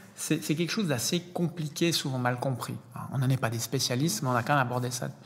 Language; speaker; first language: French; native; French